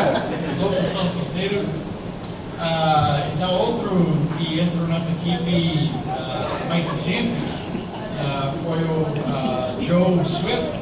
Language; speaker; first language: Portuguese; non-native, fluent; English